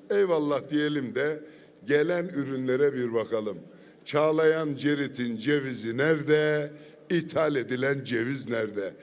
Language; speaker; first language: Turkish; native; Turkish